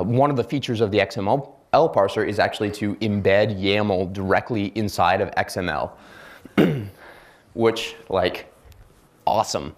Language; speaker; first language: English; native; English